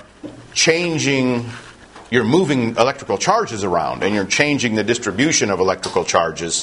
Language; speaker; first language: English; native; English